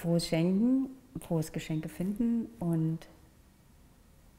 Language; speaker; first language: German; native; German